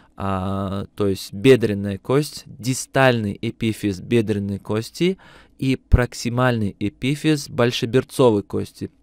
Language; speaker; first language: Russian; non-native, local second language; Uzbek